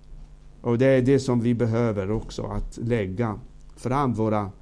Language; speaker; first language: Swedish; non-native, fluent; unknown